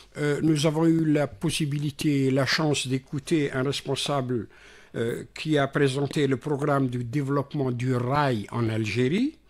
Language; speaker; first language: French; non-native, local second language; Arabic